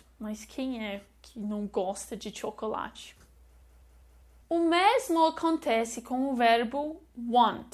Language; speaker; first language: Portuguese; non-native, fluent; English